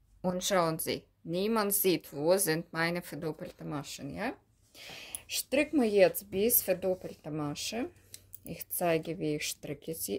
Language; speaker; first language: German; non-native, learner; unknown